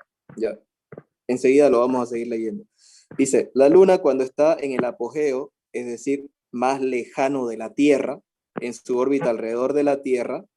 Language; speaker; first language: Spanish; native; Spanish